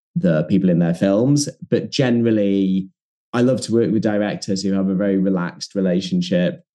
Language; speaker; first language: English; native; English